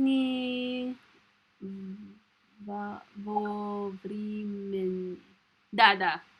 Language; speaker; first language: Russian; non-native, learner; English